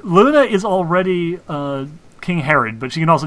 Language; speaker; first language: English; native; English